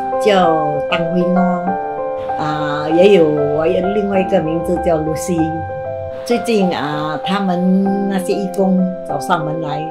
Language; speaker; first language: Chinese; non-native, local second language; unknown